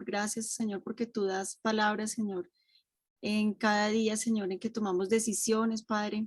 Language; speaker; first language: Spanish; native; Spanish